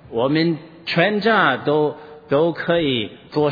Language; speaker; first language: Chinese; non-native, fluent; English